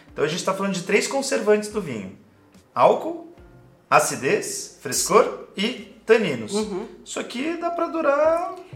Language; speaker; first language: Portuguese; native; Portuguese